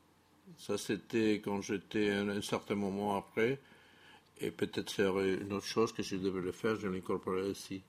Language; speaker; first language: French; non-native, fluent; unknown